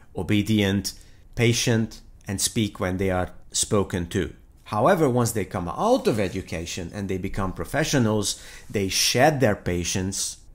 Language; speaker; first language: English; non-native, fluent; Hungarian